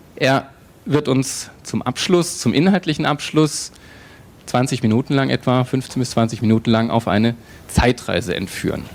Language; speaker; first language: German; native; German